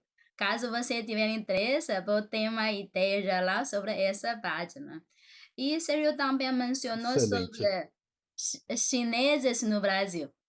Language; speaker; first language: Portuguese; non-native, fluent; Chinese